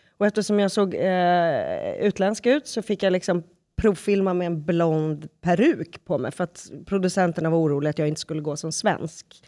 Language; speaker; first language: Swedish; native; Swedish